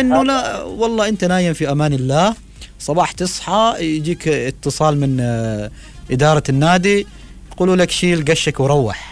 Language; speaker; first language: Arabic; native; Arabic